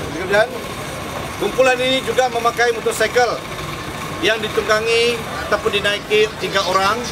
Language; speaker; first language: Malay; non-native, local second language; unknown